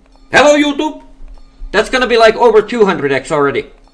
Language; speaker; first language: English; non-native, fluent; Finnish